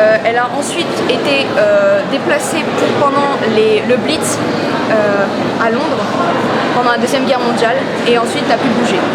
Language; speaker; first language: French; native; French